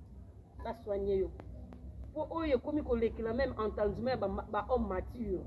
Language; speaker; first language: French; non-native, local second language; Lingala